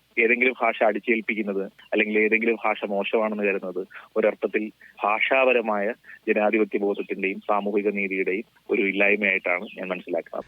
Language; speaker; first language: Malayalam; native; Malayalam